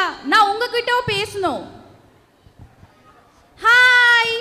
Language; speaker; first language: Tamil; non-native, local second language; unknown